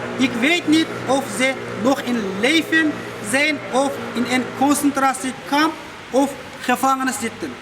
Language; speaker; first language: Dutch; non-native, fluent; Uyghur